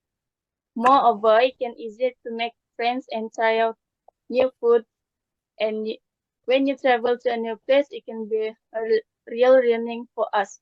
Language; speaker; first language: English; non-native, learner; Malay